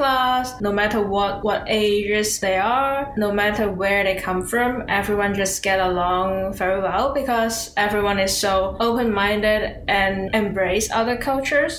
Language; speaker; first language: English; non-native, local second language; Cantonese